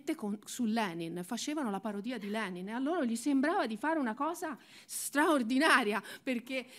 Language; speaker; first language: Italian; native; Italian